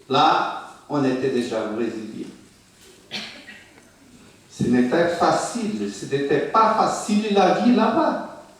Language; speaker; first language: French; non-native, fluent; Portuguese